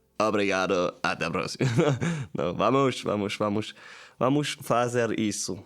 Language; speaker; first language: Portuguese; non-native, learner; German